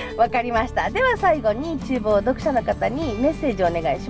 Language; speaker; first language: Japanese; native; Japanese